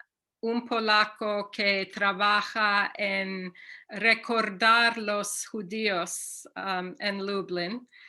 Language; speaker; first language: Spanish; non-native, fluent; English